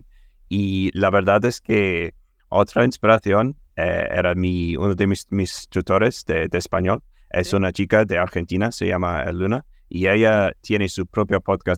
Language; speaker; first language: Spanish; non-native, fluent; English